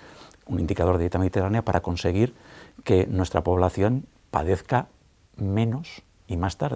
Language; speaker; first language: Spanish; native; Spanish